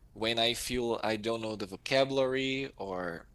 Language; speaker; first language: English; non-native, fluent; Portuguese